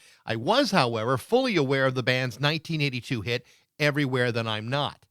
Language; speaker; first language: English; native; English